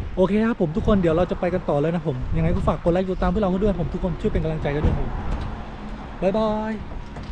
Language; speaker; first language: Thai; native; Thai